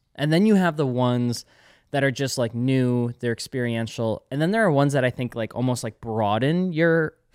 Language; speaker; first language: English; native; English